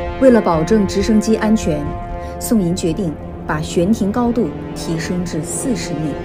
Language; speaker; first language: Chinese; native; Chinese